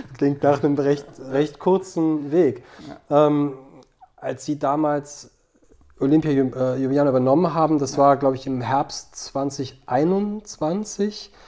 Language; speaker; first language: German; native; German